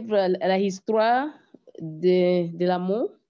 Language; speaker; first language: French; non-native, learner; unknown